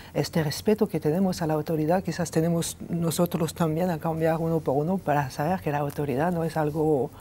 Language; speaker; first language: Spanish; non-native, fluent; French